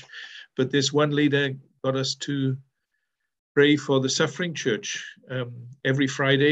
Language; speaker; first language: English; native; English